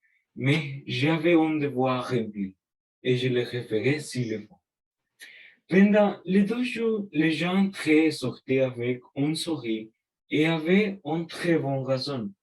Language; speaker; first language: French; non-native, learner; Spanish